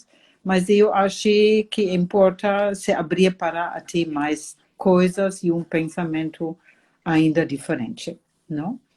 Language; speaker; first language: Portuguese; non-native, fluent; German